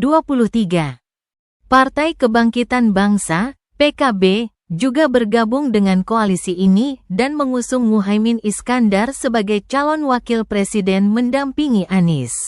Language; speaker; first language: Indonesian; native; Indonesian